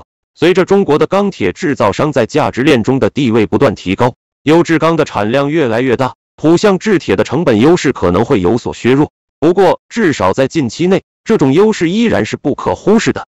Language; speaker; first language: Chinese; native; Chinese